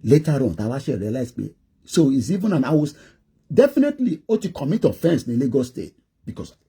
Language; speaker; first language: English; non-native, local second language; Yoruba